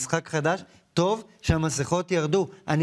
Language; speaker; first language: Hebrew; native; Hebrew